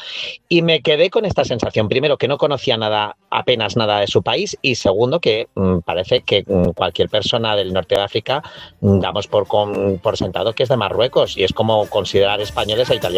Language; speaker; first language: Spanish; native; Spanish